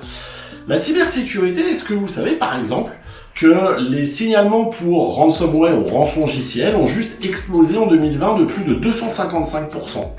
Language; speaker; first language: French; native; French